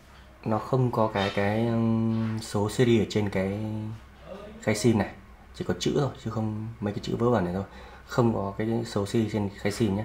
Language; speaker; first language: Vietnamese; native; Vietnamese